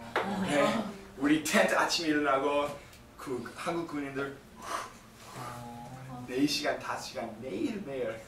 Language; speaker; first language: Korean; non-native, fluent; English